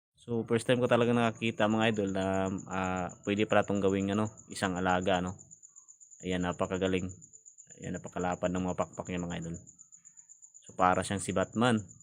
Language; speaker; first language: Filipino; non-native, local second language; Cebuano